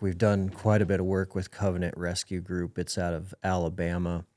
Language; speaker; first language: English; native; English